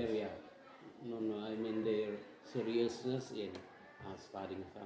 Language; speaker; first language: English; non-native, fluent; Indonesian